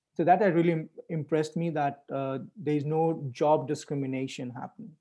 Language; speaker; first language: English; non-native, local second language; Hindi